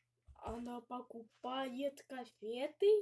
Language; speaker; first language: Russian; early bilingual, heritage; Russian